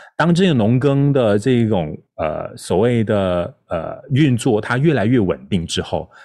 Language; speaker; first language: Chinese; non-native, local second language; Min Nan Chinese